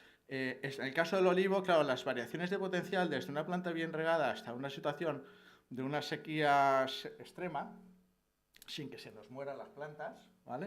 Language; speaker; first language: Spanish; native; Spanish